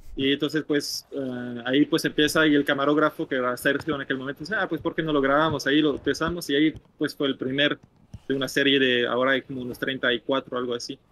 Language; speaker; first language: Spanish; non-native, fluent; French